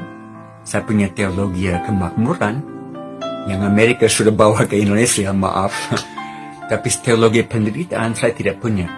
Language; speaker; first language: Indonesian; non-native, fluent; English